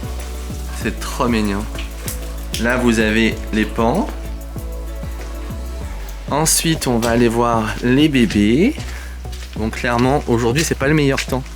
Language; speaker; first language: French; native; French